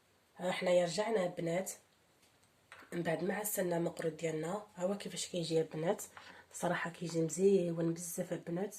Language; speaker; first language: Arabic; native; Arabic